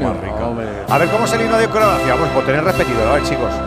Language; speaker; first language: Spanish; native; Spanish